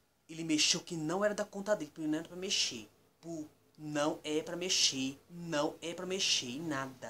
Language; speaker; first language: Portuguese; native; Portuguese